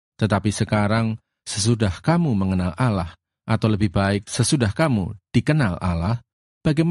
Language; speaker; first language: Indonesian; native; Indonesian